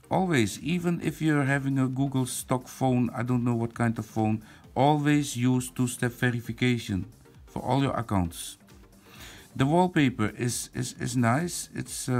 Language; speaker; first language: English; non-native, fluent; Dutch